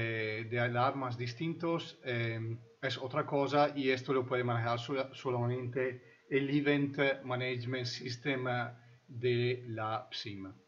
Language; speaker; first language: Spanish; non-native, fluent; Italian